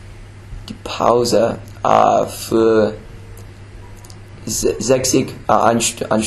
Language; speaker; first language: German; non-native, learner; English